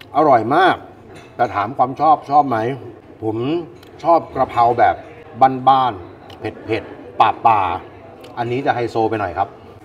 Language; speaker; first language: Thai; native; Thai